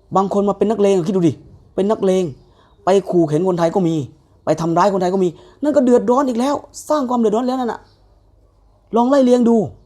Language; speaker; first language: Thai; native; Thai